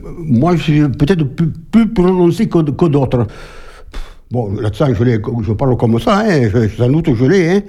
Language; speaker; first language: French; native; French